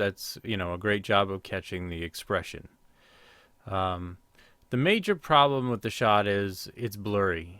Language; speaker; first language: English; native; English